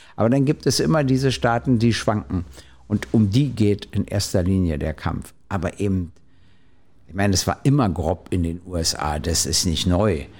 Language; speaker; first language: German; native; German